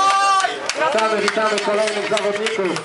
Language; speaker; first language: Polish; native; Polish